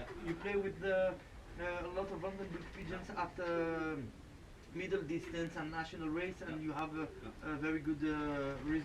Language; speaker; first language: English; non-native, learner; French